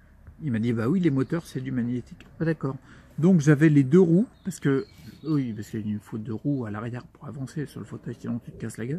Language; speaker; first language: French; native; French